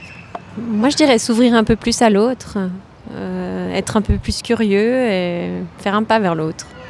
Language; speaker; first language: French; native; French